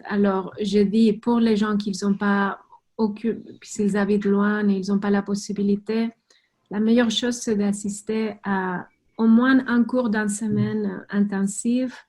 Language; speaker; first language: French; non-native, fluent; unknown